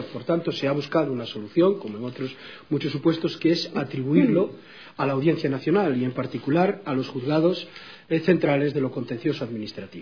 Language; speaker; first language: Spanish; native; Spanish